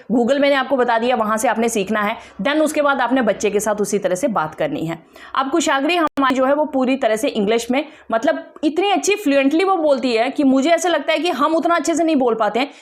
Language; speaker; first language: Hindi; non-native, local second language; Dogri